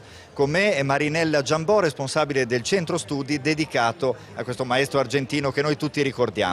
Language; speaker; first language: Italian; native; Italian